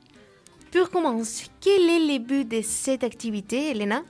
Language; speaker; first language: French; non-native, learner; Spanish